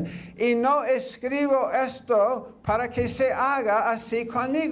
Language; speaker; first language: Spanish; non-native, fluent; English